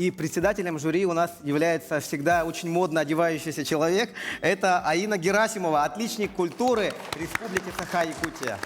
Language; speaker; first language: Russian; native; Russian